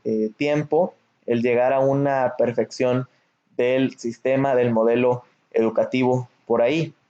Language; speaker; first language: Spanish; native; Spanish